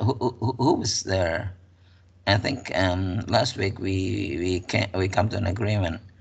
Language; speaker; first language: English; non-native, fluent; Indonesian